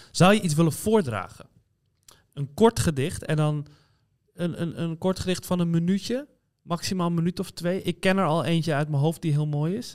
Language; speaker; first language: Dutch; native; Dutch